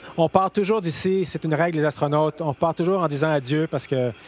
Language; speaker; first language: French; native; French